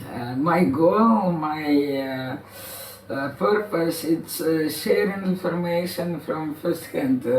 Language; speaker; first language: English; non-native, learner; Ukrainian